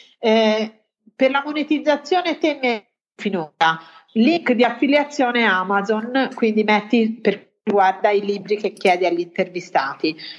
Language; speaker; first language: Italian; native; Italian